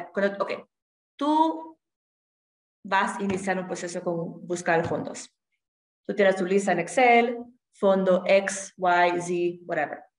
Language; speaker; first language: Spanish; non-native, fluent; English